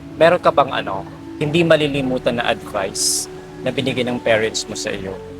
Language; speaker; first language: Filipino; non-native, local second language; Maranao